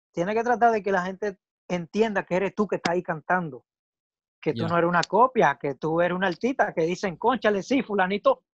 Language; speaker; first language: Spanish; native; Spanish